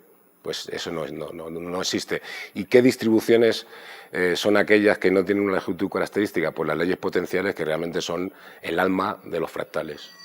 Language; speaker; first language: Spanish; native; Spanish